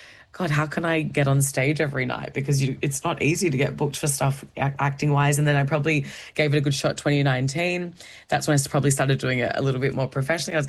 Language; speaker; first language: English; native; English